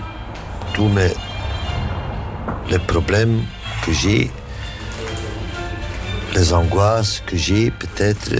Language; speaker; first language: French; non-native, local second language; Dutch